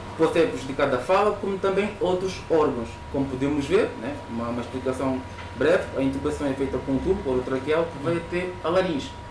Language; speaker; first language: Portuguese; native; Portuguese